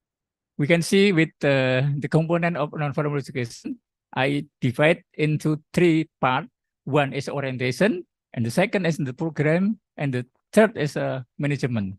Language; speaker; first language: English; non-native, learner; Indonesian